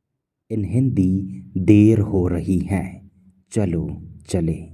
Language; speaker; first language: Hindi; non-native, local second language; Khasi